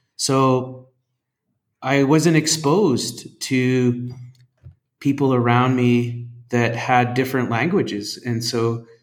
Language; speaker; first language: English; native; English